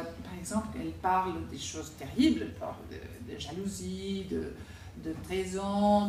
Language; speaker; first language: French; non-native, fluent; Spanish